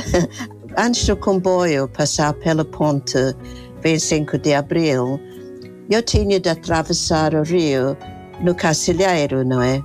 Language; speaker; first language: Portuguese; non-native, fluent; English